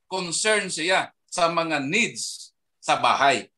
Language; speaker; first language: Filipino; non-native, local second language; Cebuano